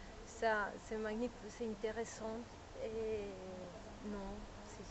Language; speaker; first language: French; non-native, learner; Spanish